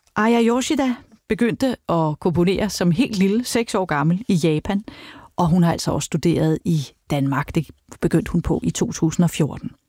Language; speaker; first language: Danish; native; Danish